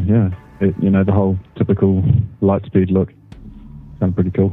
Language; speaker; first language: English; native; English